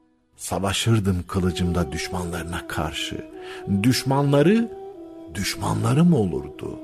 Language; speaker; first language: Turkish; native; Turkish